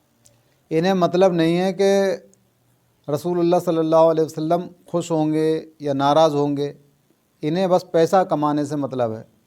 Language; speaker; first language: Urdu; native; Urdu